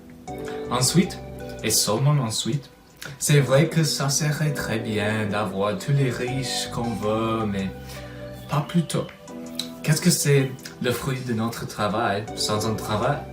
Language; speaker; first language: French; non-native, fluent; English